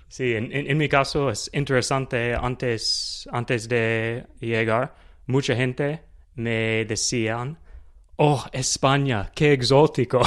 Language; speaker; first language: Spanish; non-native, learner; English